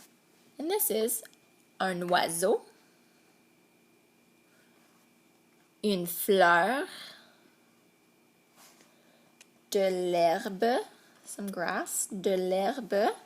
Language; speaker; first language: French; non-native, fluent; English